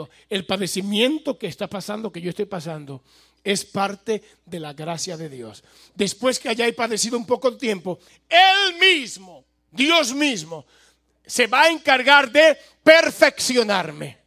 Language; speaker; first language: Spanish; native; Spanish